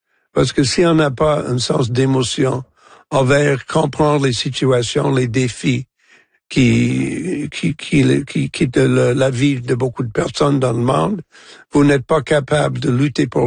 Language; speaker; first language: French; non-native, fluent; English